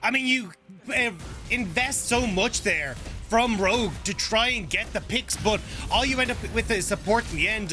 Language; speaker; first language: English; native; English